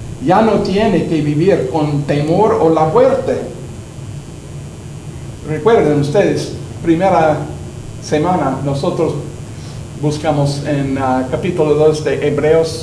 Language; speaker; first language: Spanish; non-native, learner; English